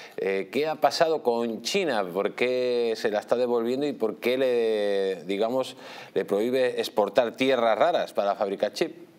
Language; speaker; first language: Spanish; native; Spanish